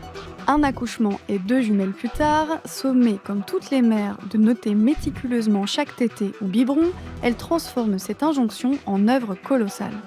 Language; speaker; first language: French; native; French